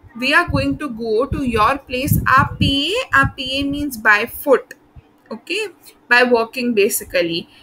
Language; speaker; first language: English; non-native, local second language; Hindi